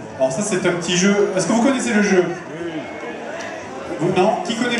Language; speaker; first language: French; native; French